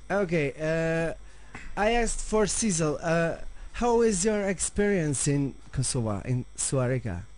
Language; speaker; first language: English; non-native, learner; Albanian